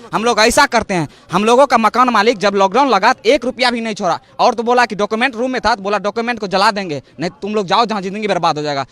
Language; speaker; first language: Hindi; native; Hindi